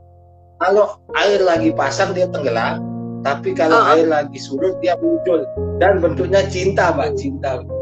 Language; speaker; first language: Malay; non-native, local second language; Sasak